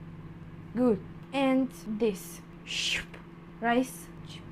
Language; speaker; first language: English; non-native, learner; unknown